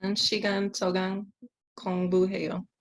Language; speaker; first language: Korean; non-native, learner; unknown